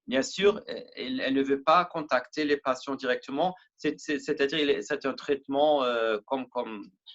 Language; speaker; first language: French; non-native, learner; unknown